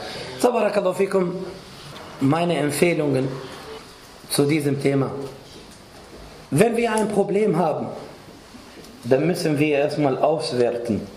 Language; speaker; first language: German; non-native, fluent; Arabic